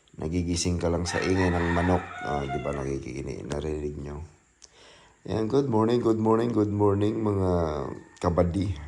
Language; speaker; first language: Filipino; non-native, local second language; Cebuano